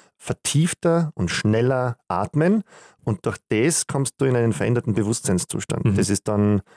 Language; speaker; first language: German; native; German